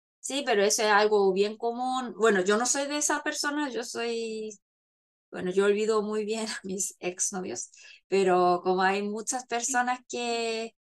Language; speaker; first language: Spanish; non-native, fluent; Korean